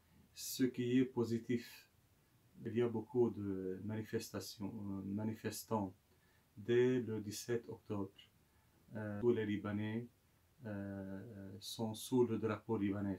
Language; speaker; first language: French; non-native, local second language; Arabic